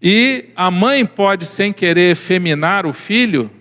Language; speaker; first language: Portuguese; native; Portuguese